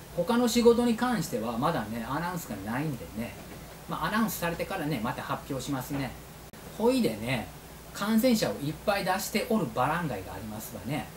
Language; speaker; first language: Japanese; native; Japanese